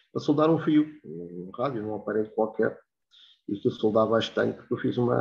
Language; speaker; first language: Portuguese; native; Portuguese